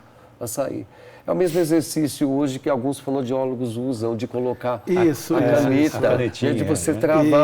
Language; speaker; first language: Portuguese; native; Portuguese